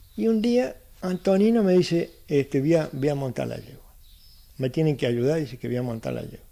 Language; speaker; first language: Spanish; native; Spanish